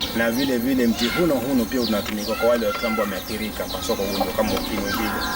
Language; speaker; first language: Swahili; non-native, local second language; Giryama